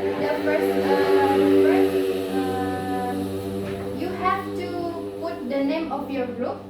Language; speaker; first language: English; non-native, learner; Indonesian